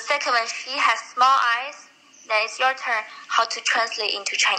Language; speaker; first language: English; non-native, fluent; Chinese